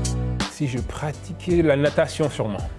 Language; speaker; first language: French; non-native, local second language; Wolof